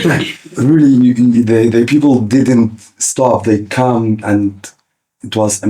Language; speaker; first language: English; early bilingual, other home language; Kurdish